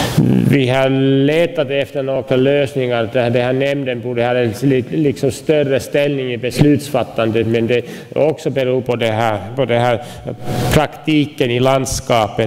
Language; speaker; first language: Swedish; non-native, local second language; Finnish